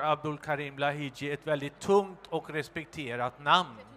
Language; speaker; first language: Swedish; native; Swedish